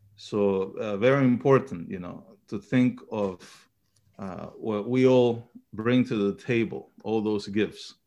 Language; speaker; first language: English; early bilingual, other home language; Spanish